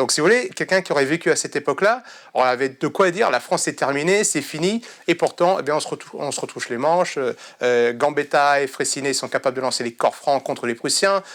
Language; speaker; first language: French; early bilingual, other home language; Serbian